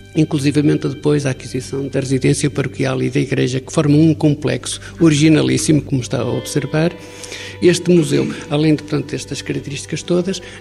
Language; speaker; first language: Portuguese; native; Portuguese